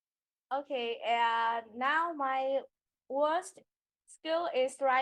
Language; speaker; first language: English; non-native, learner; Vietnamese